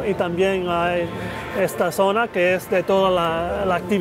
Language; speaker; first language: Spanish; early bilingual, heritage; Spanish